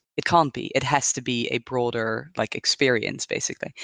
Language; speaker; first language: English; non-native, fluent; Dutch